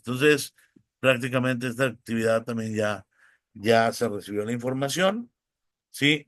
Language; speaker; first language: Spanish; native; Spanish